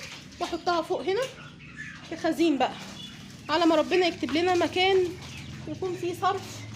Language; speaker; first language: Arabic; native; Arabic